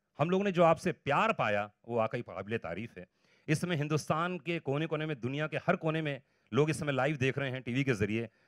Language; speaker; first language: Hindi; native; Hindi